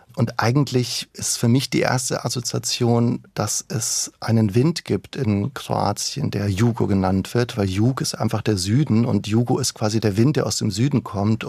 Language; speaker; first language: German; early bilingual, other home language; Bosnian